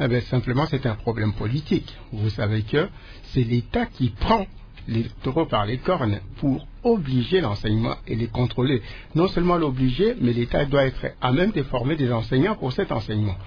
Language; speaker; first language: French; non-native, local second language; Lingala